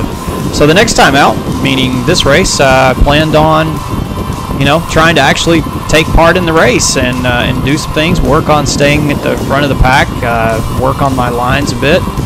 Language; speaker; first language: English; native; English